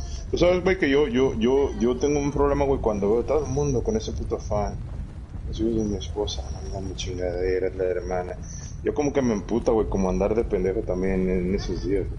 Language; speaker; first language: Spanish; native; Spanish